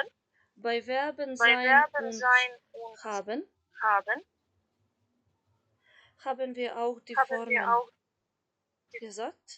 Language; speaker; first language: German; non-native, fluent; Macedonian